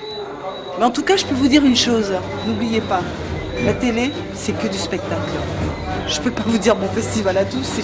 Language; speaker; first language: French; native; French